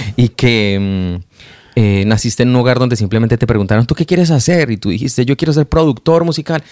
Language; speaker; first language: Spanish; native; Spanish